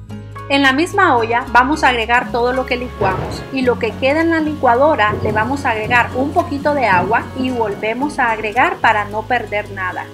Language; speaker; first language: Spanish; native; Spanish